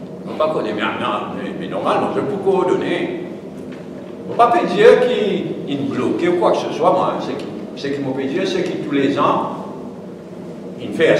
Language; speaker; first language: French; non-native, local second language; Morisyen